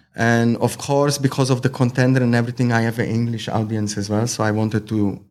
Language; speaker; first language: English; non-native, fluent; Slovenian